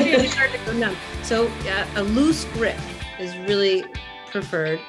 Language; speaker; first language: English; native; English